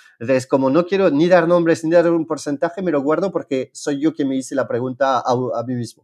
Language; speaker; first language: Spanish; non-native, fluent; French